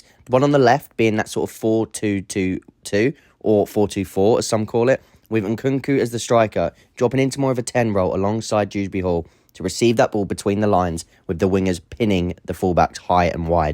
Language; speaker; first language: English; native; English